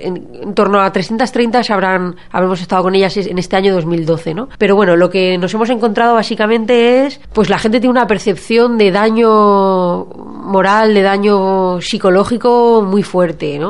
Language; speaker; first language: Spanish; native; Spanish